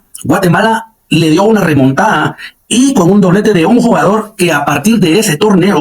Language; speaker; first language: Spanish; native; Spanish